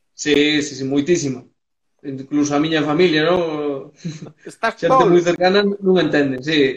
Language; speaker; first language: Galician; early bilingual, heritage; Galician